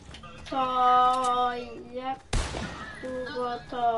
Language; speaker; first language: Polish; early bilingual, heritage; Polish